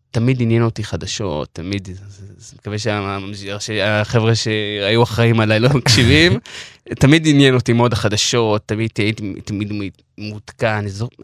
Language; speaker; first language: Hebrew; non-native, local second language; Yiddish